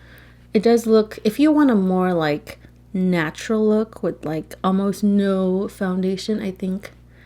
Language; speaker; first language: English; native; English